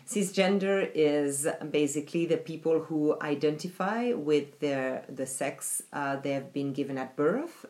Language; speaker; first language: English; non-native, fluent; French